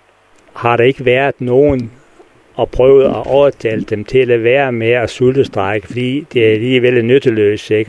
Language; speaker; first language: Danish; native; Danish